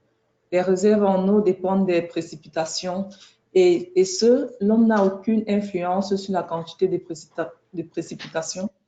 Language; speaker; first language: French; native; French